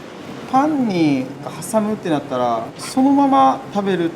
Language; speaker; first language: Japanese; native; Japanese